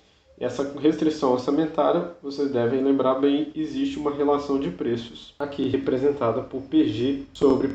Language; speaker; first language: Portuguese; native; Portuguese